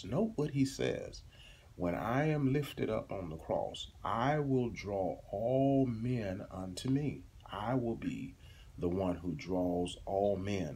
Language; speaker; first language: English; native; English